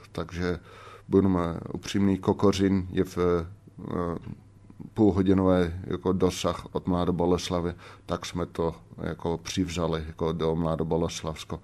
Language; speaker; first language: Czech; non-native, fluent; Dutch